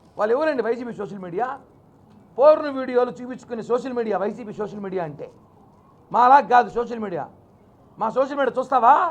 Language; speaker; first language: Telugu; native; Telugu